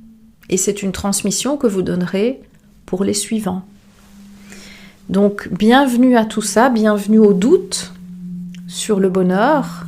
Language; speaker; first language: French; native; French